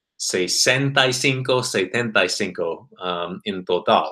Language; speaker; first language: Spanish; non-native, fluent; English